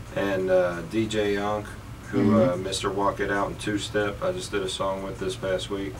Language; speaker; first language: English; native; English